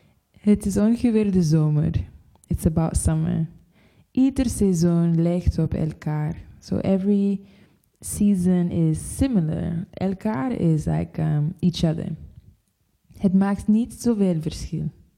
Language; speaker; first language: Dutch; non-native, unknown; English